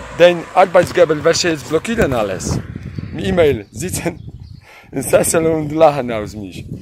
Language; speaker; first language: German; non-native, learner; Polish